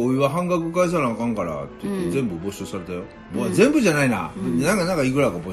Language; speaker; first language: Japanese; native; Japanese